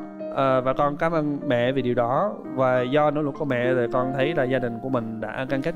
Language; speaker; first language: Vietnamese; non-native, fluent; English